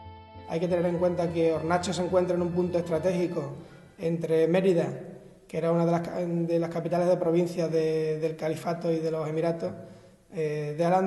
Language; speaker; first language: Spanish; native; Spanish